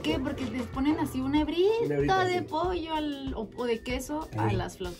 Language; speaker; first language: Spanish; native; Spanish